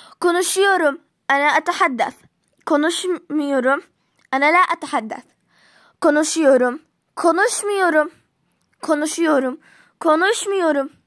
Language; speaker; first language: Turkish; non-native, fluent; Arabic